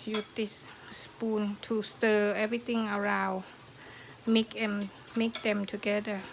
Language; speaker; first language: English; non-native, learner; Thai